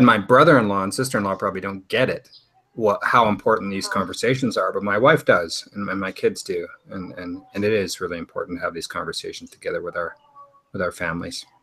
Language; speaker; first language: English; native; English